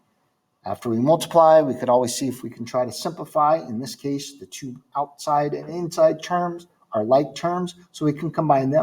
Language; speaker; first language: English; native; English